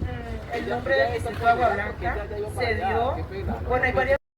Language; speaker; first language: Spanish; non-native, fluent; English